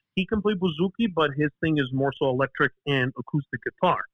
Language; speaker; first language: English; early bilingual, other home language; Greek